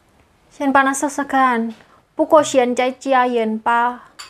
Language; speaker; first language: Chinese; non-native, learner; Javanese